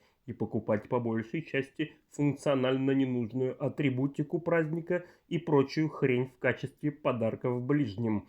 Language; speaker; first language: Russian; native; Russian